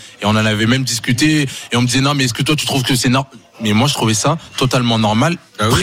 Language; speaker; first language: French; native; French